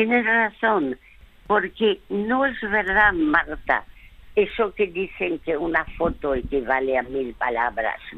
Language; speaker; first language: Spanish; early bilingual, other home language; French